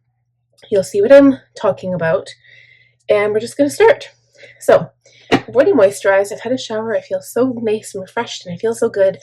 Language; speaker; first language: English; native; English